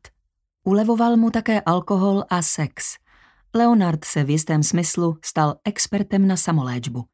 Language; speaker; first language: Czech; native; Czech